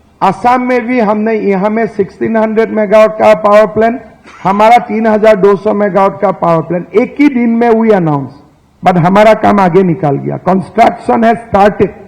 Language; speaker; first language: Hindi; non-native, local second language; Assamese